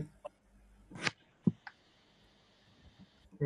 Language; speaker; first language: Japanese; non-native, learner; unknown